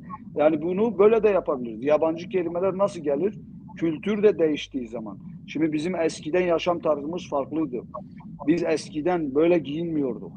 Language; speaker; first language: Turkish; non-native, local second language; Zaza